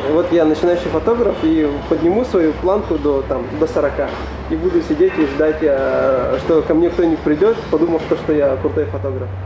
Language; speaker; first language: Russian; native; Russian